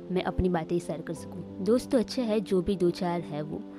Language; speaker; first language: Hindi; non-native, local second language; Marathi